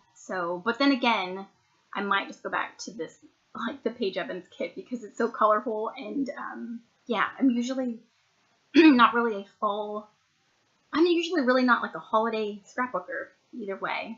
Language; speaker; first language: English; native; English